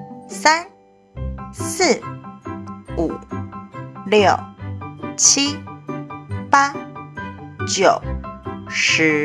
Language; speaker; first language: Chinese; native; Chinese